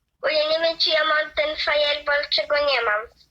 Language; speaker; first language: Polish; native; Polish